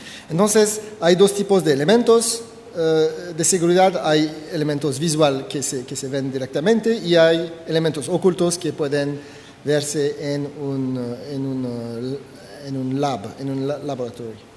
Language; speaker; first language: Spanish; non-native, fluent; French